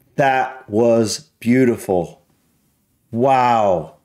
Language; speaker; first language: English; native; English